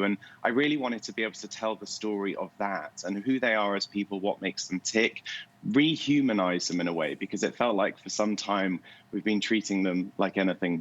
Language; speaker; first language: English; native; English